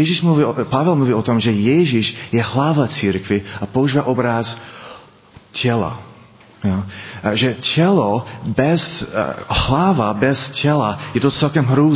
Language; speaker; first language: Czech; non-native, learner; English